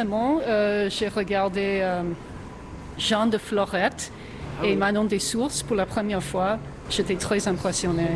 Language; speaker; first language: French; non-native, fluent; English